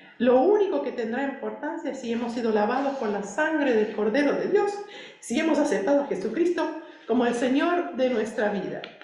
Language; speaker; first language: Spanish; early bilingual, other home language; English